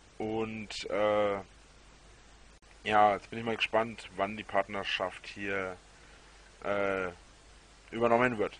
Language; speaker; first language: German; native; German